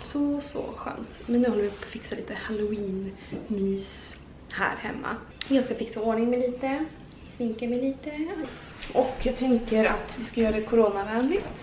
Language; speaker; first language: Swedish; native; Swedish